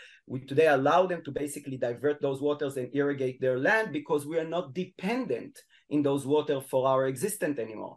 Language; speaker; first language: English; non-native, fluent; Hebrew